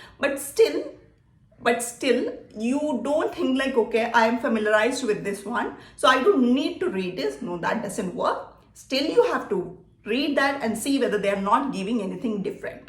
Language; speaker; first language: English; non-native, local second language; Malayalam